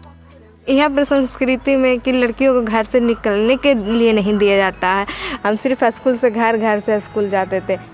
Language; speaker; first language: Hindi; non-native, local second language; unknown